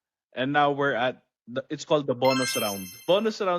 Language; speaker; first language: English; non-native, local second language; Filipino